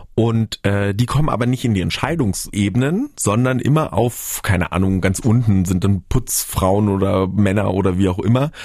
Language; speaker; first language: German; native; German